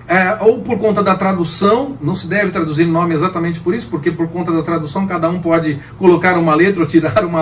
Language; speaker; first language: Portuguese; native; Portuguese